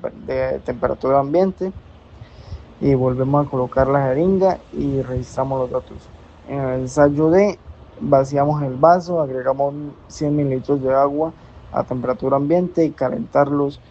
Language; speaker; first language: Spanish; native; Spanish